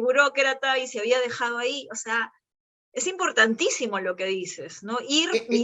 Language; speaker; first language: Spanish; native; Spanish